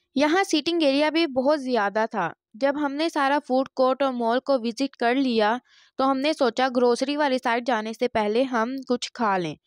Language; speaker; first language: Urdu; non-native, local second language; Punjabi